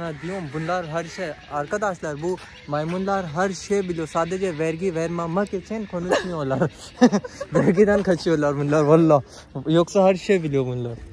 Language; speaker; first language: Turkish; non-native, fluent; Urdu